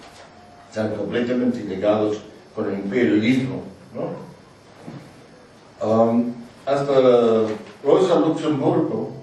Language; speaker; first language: Spanish; non-native, fluent; English